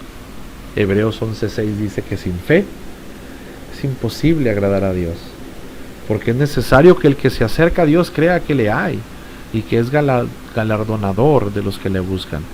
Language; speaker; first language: Spanish; native; Spanish